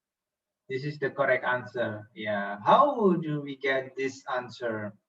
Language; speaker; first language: English; non-native, fluent; Indonesian